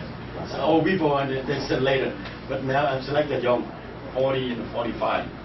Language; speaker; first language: English; non-native, learner; Vietnamese